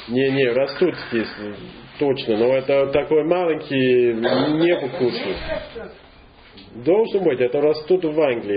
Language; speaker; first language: Russian; non-native, fluent; English